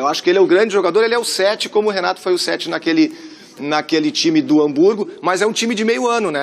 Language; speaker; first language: Portuguese; native; Portuguese